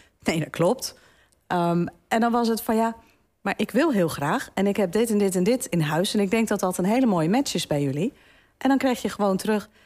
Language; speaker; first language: Dutch; native; Dutch